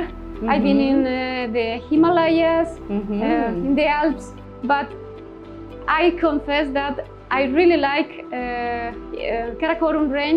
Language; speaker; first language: English; non-native, learner; Spanish